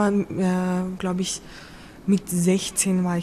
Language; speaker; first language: German; early bilingual, other home language; Turkish